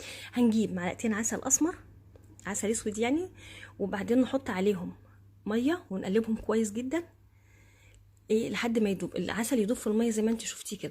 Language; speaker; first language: Arabic; native; Arabic